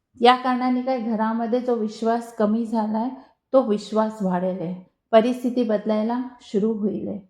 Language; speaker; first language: Marathi; non-native, local second language; Hindi